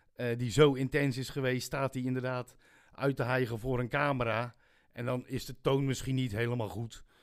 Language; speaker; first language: Dutch; native; Dutch